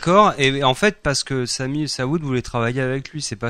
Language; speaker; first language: French; native; French